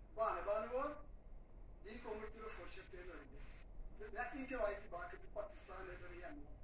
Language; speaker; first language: Norwegian; non-native, fluent; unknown